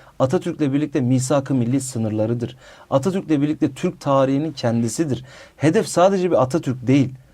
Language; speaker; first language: Turkish; native; Turkish